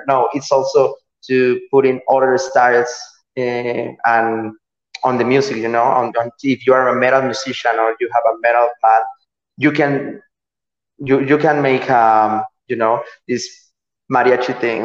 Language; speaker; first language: English; non-native, learner; Spanish